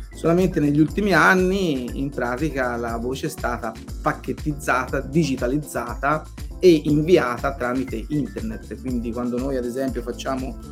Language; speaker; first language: Italian; native; Italian